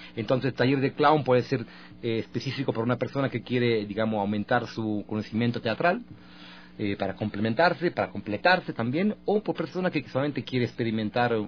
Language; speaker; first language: Spanish; non-native, fluent; Italian